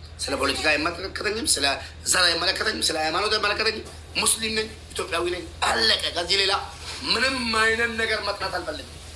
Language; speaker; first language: Amharic; native; Amharic